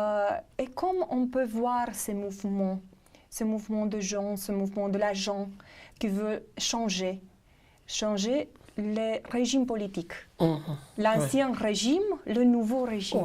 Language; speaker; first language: French; non-native, fluent; Romanian